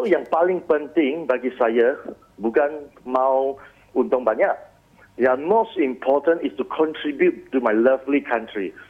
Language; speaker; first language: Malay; non-native, local second language; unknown